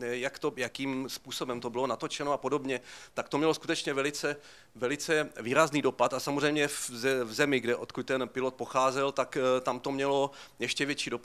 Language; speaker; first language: Czech; native; Czech